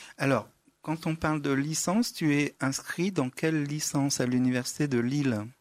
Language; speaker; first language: French; native; French